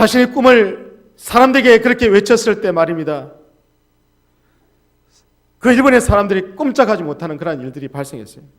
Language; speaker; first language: Korean; native; Korean